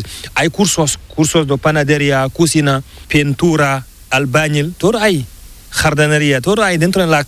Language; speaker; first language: Spanish; non-native, learner; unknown